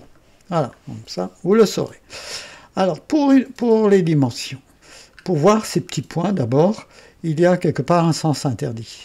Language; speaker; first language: French; native; French